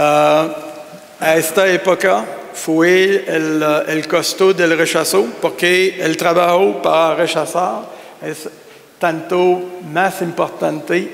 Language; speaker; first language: Spanish; non-native, learner; French